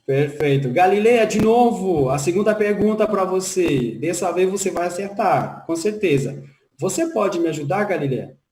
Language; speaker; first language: Portuguese; non-native, fluent; Spanish